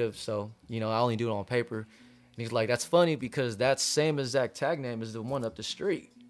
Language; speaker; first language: English; early bilingual, other home language; Filipino